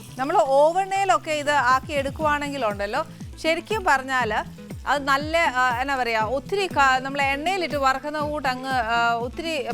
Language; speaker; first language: Malayalam; native; Malayalam